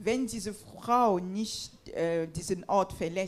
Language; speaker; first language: German; non-native, fluent; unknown